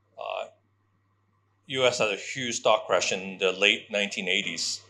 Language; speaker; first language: English; non-native, local second language; Cantonese